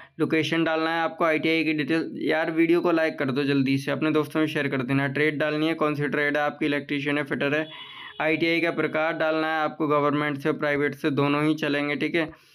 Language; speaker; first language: Hindi; native; Hindi